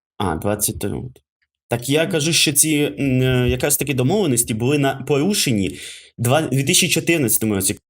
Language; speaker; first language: Ukrainian; native; Ukrainian